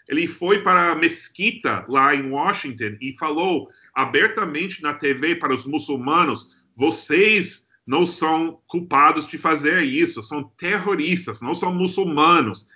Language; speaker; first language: Portuguese; non-native, fluent; English